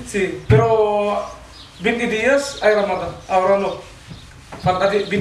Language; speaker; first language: Spanish; non-native, learner; Arabic